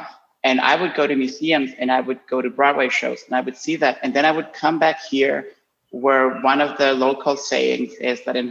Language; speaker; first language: English; non-native, fluent; Spanish